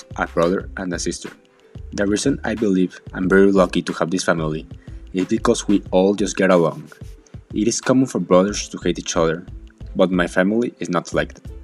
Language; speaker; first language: English; non-native, fluent; Spanish